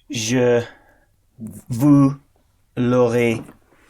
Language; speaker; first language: French; non-native, learner; English